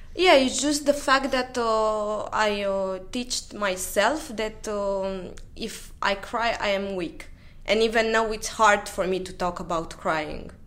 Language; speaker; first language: English; non-native, fluent; Romanian